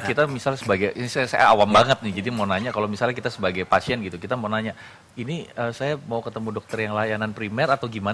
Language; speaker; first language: Indonesian; native; Indonesian